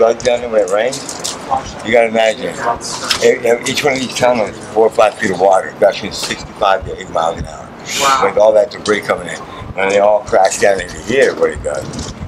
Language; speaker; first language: English; native; English